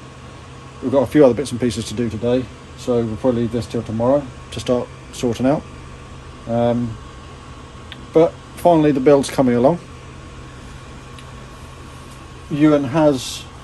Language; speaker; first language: English; native; English